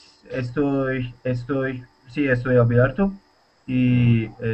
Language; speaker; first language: Spanish; non-native, learner; Turkish